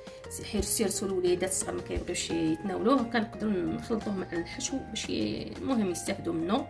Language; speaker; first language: Arabic; native; Arabic